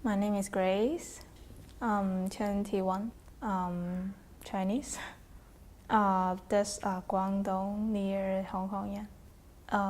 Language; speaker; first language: English; non-native, fluent; Chinese